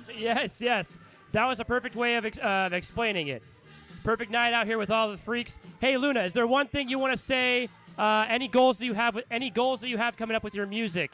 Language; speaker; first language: English; native; English